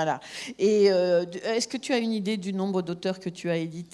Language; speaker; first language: French; native; French